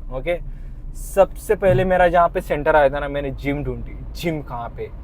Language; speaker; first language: Hindi; non-native, local second language; Marathi